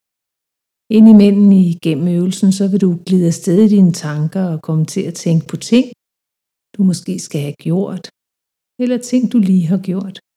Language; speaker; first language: Danish; native; Danish